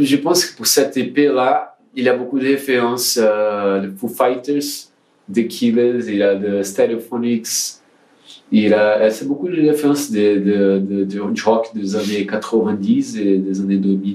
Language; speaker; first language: French; non-native, learner; Portuguese